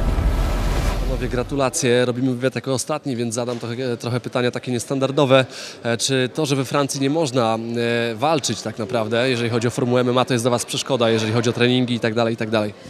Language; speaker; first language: Polish; native; Polish